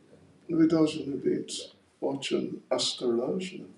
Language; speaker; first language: Russian; non-native, learner; English